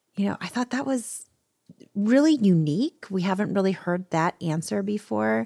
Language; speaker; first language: English; native; English